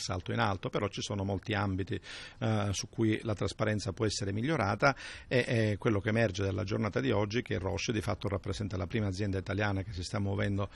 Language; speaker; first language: Italian; native; Italian